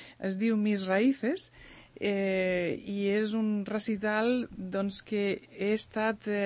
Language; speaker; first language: Catalan; early bilingual, other home language; Spanish